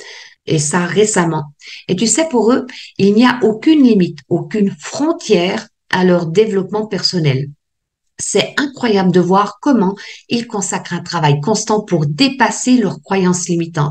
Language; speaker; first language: French; native; French